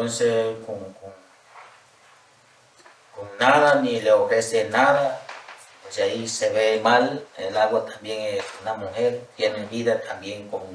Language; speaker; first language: Spanish; non-native, local second language; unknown